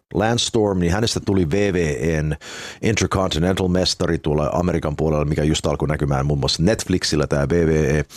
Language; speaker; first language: Finnish; early bilingual, heritage; Finnish